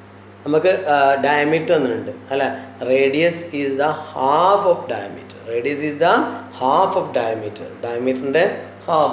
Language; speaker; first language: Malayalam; native; Malayalam